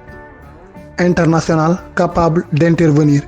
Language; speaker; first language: French; non-native, local second language; Wolof